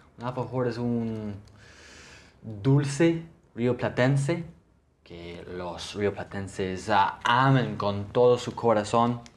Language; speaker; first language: Spanish; non-native, learner; English